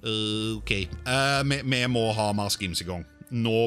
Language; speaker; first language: Norwegian; native; Norwegian